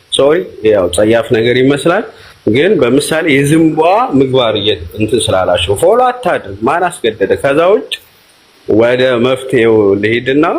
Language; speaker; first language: Amharic; native; Amharic